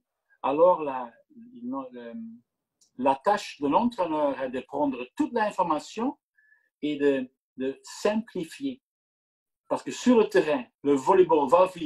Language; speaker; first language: French; non-native, local second language; Dutch